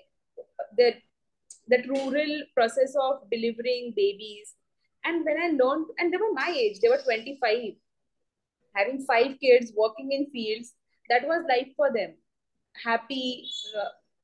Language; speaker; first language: English; non-native, local second language; Marathi